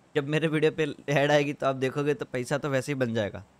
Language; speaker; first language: Hindi; non-native, local second language; Gujarati